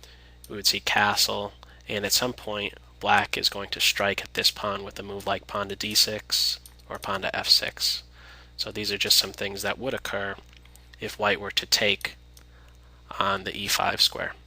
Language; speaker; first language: English; native; English